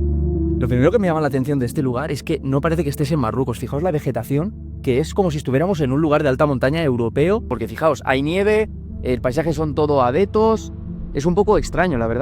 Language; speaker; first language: Spanish; native; Spanish